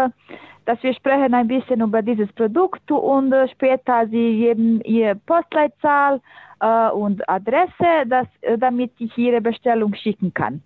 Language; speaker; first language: German; non-native, learner; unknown